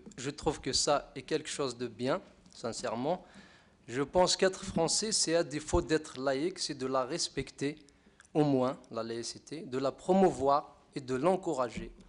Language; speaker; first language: French; non-native, local second language; Arabic